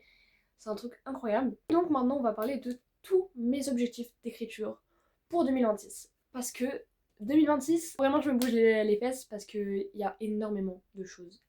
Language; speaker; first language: French; native; French